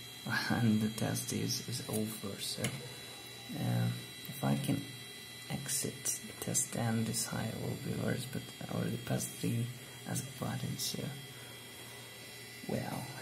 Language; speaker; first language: English; non-native, fluent; Hungarian